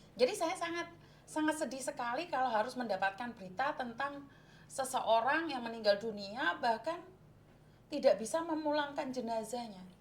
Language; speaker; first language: Indonesian; non-native, local second language; Javanese